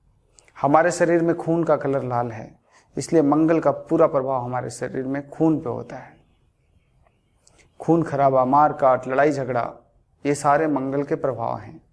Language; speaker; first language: Hindi; native; Hindi